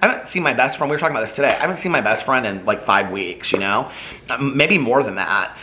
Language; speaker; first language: English; native; English